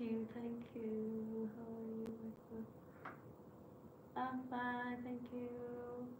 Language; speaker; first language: English; non-native, learner; Vietnamese